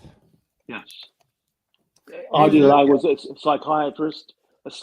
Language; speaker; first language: English; native; English